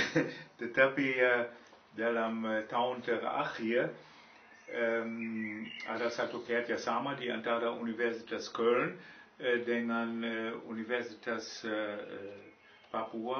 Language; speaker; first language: Indonesian; non-native, fluent; German